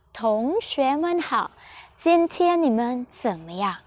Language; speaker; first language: Chinese; non-native, fluent; Thai